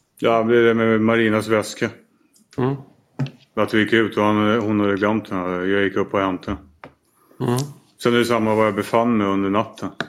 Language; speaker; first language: Swedish; native; Swedish